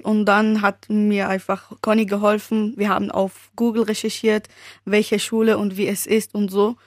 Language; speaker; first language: German; early bilingual, other home language; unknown